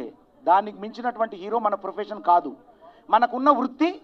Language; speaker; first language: Telugu; native; Telugu